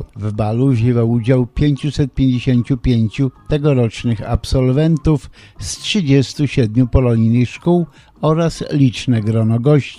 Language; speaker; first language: Polish; native; Polish